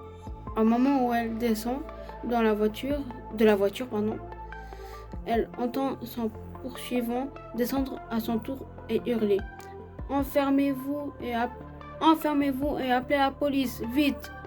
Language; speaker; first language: French; native; French